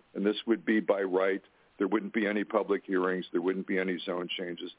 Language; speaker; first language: English; native; English